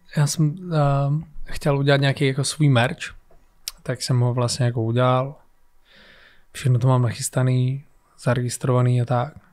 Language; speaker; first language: Czech; native; Czech